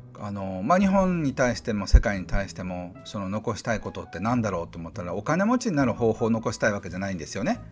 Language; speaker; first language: Japanese; native; Japanese